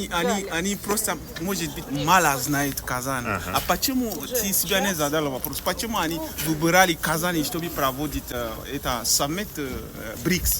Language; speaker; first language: Russian; non-native, fluent; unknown